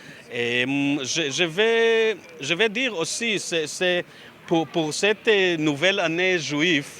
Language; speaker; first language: French; non-native, learner; Hebrew